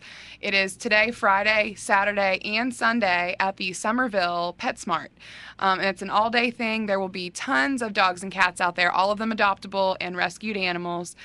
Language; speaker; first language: English; native; English